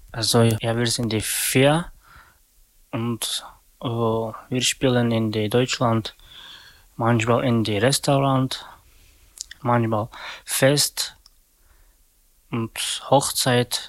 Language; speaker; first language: German; non-native, learner; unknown